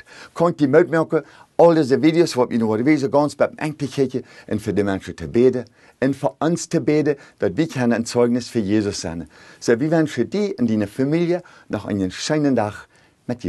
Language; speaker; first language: German; early bilingual, heritage; Plautdietsch